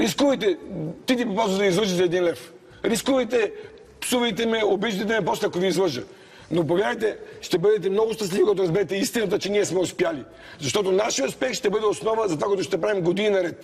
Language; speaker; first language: Bulgarian; native; Bulgarian